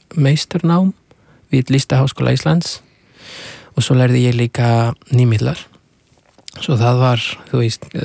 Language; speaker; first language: Icelandic; non-native, learner; Spanish